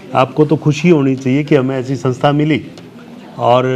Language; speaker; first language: Hindi; native; Hindi